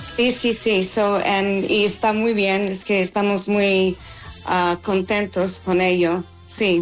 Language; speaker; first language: Spanish; non-native, fluent; English